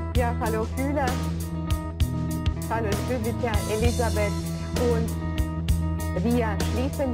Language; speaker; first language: German; non-native, fluent; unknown